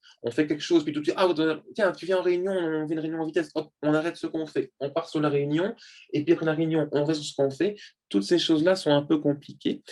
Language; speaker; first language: French; native; French